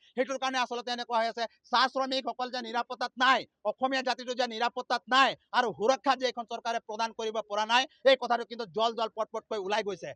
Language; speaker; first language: Assamese; non-native, local second language; Sadri